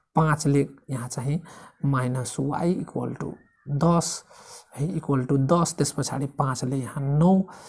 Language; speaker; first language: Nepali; native; Nepali